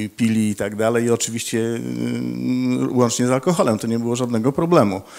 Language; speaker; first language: Polish; native; Polish